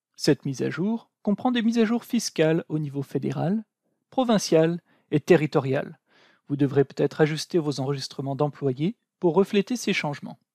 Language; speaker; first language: French; native; French